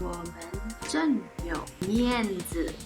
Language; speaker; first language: Chinese; non-native, learner; English